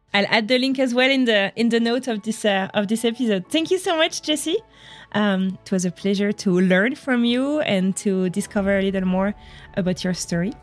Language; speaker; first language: English; non-native, fluent; French